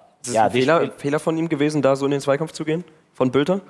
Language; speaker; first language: German; native; German